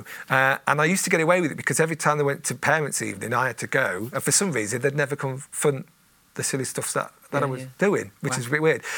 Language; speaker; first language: English; native; English